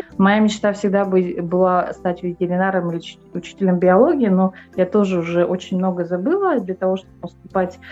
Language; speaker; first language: Russian; non-native, local second language; Yakut